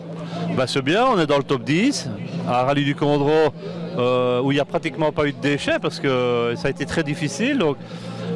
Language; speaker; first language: French; native; French